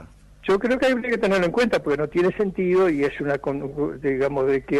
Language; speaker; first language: Spanish; native; Spanish